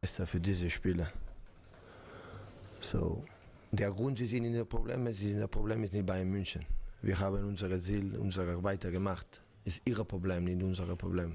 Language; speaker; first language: German; non-native, learner; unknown